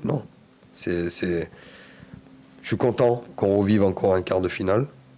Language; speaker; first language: French; native; French